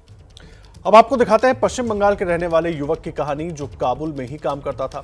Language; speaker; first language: Hindi; native; Hindi